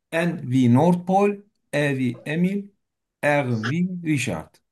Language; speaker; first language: German; non-native, learner; Turkish